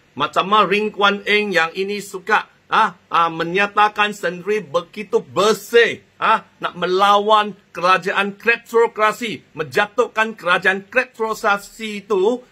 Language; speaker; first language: Malay; non-native, local second language; Chinese